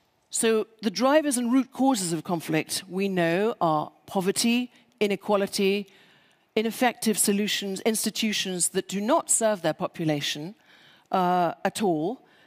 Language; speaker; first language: English; native; English